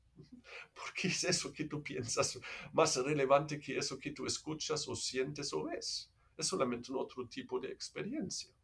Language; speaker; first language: Spanish; non-native, fluent; German